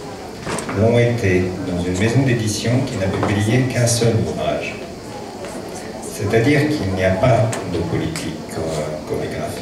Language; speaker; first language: French; native; French